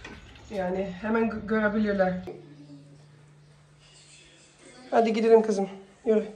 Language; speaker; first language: Turkish; early bilingual, heritage; Turkish